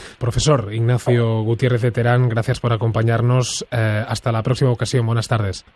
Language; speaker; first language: Spanish; non-native, local second language; Catalan